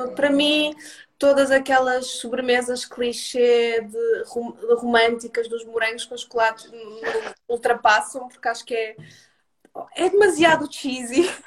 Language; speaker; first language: Portuguese; early bilingual, other home language; Russian